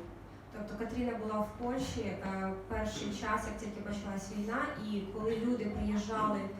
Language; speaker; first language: Ukrainian; native; Ukrainian